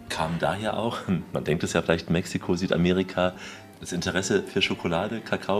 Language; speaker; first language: German; native; German